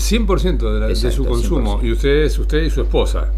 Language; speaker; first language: Spanish; native; Spanish